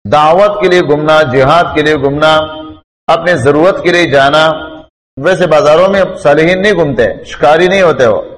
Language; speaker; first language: Urdu; non-native, local second language; Pashto